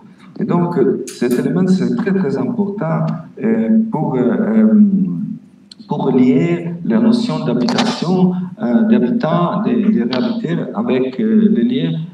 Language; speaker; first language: French; non-native, fluent; Italian